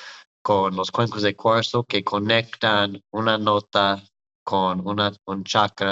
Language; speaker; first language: Spanish; non-native, fluent; English